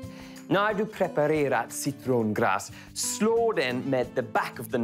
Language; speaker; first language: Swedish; non-native, learner; English